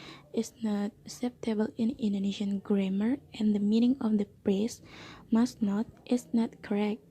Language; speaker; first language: English; non-native, learner; Indonesian